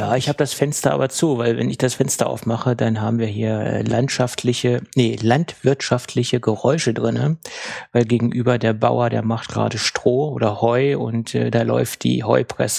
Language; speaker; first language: German; native; German